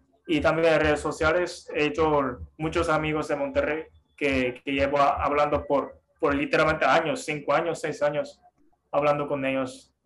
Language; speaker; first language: Spanish; non-native, fluent; Japanese